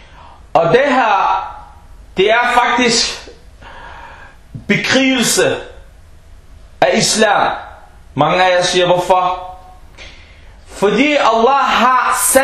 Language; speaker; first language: Danish; non-native, fluent; Arabic